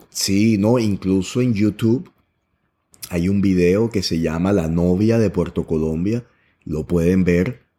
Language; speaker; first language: Spanish; native; Spanish